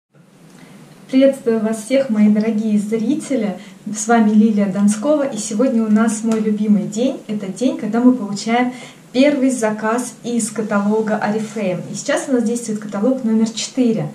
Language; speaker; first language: Russian; native; Russian